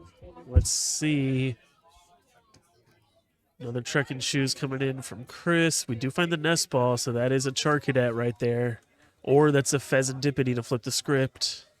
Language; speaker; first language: English; native; English